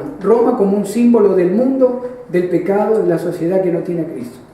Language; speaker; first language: Spanish; native; Spanish